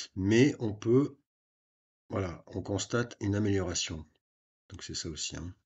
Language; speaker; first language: French; native; French